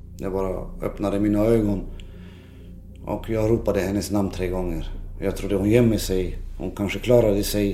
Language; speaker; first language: Swedish; non-native, local second language; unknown